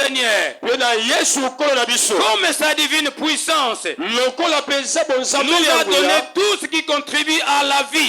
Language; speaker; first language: French; non-native, local second language; Lingala